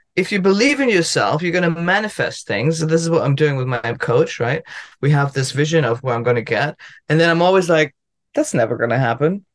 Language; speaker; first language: English; non-native, fluent; German